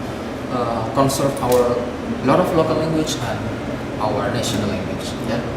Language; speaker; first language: English; non-native, fluent; Indonesian